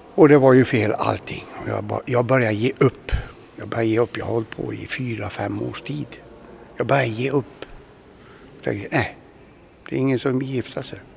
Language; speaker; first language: Swedish; native; Swedish